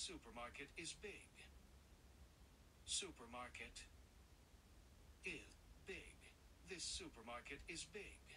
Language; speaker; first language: English; non-native, learner; Japanese